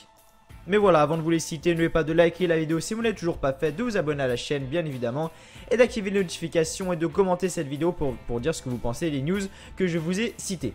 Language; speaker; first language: French; native; French